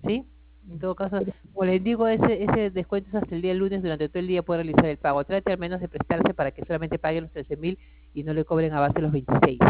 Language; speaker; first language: Spanish; native; Spanish